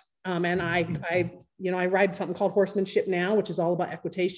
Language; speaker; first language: English; native; English